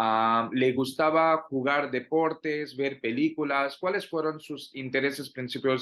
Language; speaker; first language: Spanish; non-native, fluent; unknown